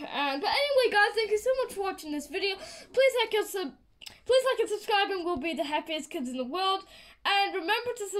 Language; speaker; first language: English; native; English